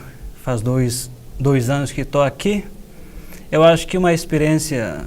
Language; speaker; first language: Portuguese; non-native, fluent; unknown